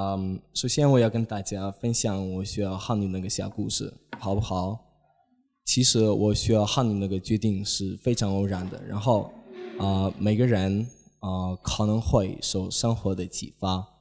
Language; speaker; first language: Chinese; non-native, fluent; Polish